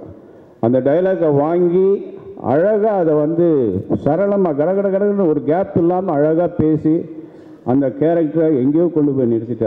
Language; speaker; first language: Tamil; native; Tamil